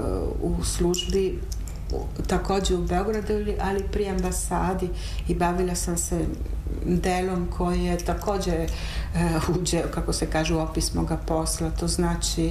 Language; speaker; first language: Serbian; non-native, fluent; Italian